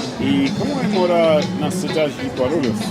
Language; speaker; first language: Portuguese; non-native, learner; English